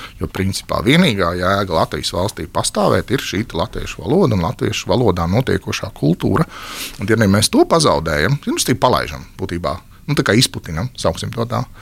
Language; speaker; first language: Latvian; native; Latvian